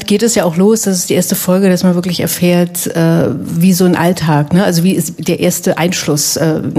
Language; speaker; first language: German; native; German